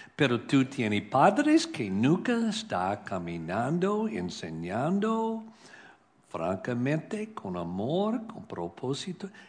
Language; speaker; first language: Spanish; non-native, learner; English